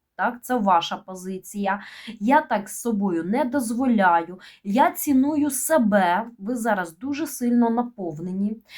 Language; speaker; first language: Ukrainian; non-native, local second language; Russian